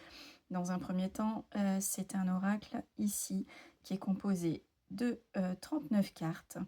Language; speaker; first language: French; native; French